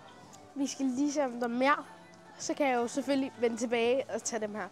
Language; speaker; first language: Danish; early bilingual, other home language; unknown